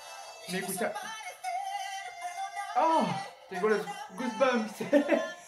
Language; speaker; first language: Spanish; non-native, fluent; French